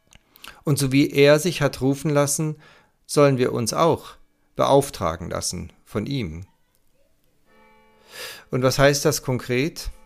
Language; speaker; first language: German; native; German